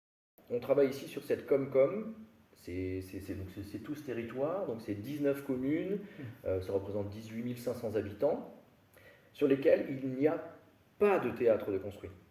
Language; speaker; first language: French; native; French